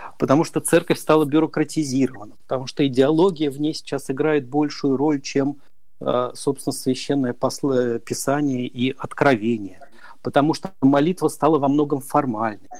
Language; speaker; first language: Russian; native; Russian